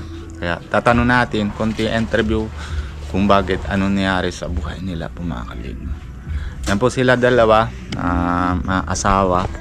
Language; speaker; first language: Filipino; non-native, learner; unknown